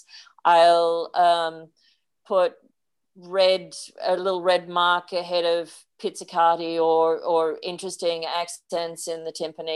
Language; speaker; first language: English; native; English